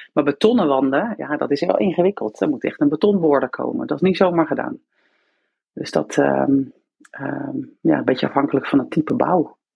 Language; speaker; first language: Dutch; native; Dutch